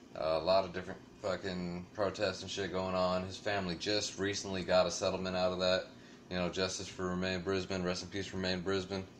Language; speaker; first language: English; native; English